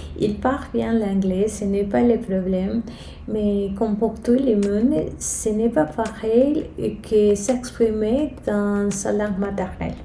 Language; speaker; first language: French; non-native, fluent; Spanish